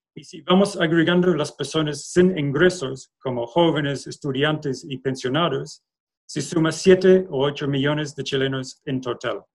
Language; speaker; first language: Spanish; non-native, fluent; English